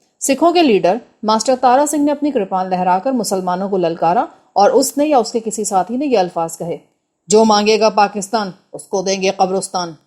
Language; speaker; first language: Urdu; native; Urdu